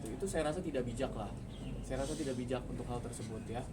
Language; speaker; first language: Indonesian; native; Indonesian